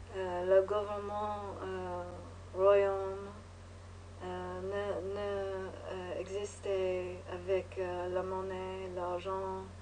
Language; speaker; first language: French; non-native, learner; English